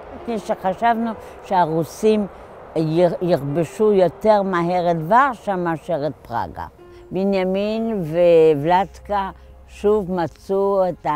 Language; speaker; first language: Hebrew; non-native, fluent; Polish